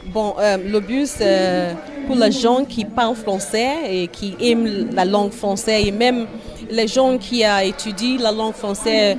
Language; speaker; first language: French; non-native, fluent; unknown